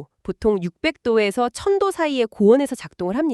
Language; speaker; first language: Korean; native; Korean